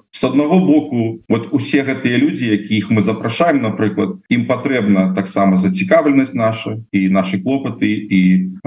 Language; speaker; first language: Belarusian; non-native, local second language; Russian